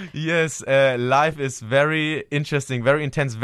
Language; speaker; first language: English; non-native, fluent; German